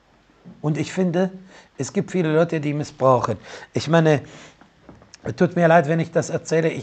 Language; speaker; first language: German; non-native, fluent; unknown